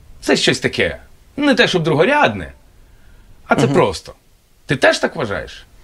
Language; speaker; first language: Ukrainian; native; Ukrainian